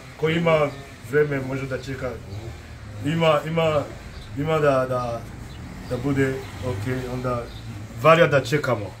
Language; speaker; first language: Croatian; non-native, learner; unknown